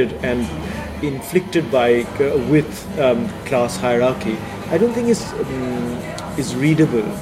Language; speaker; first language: English; non-native, local second language; Bangla